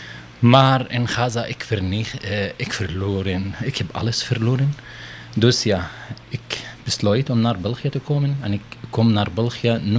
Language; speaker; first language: Dutch; non-native, learner; Arabic